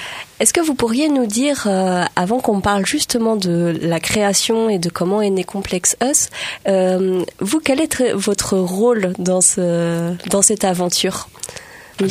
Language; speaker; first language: French; native; French